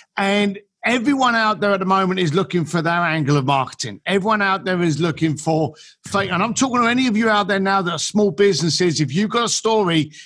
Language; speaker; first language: English; native; English